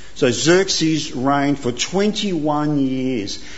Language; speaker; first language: English; native; English